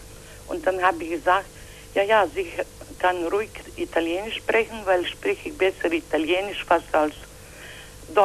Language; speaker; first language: German; non-native, learner; Croatian